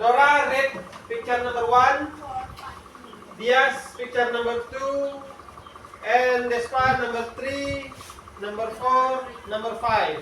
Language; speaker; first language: English; non-native, learner; Indonesian